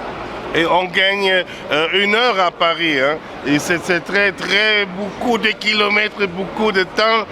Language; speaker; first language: French; non-native, learner; German